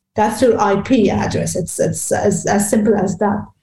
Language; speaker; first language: English; non-native, fluent; Arabic